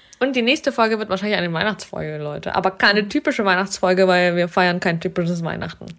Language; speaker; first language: German; early bilingual, other home language; Russian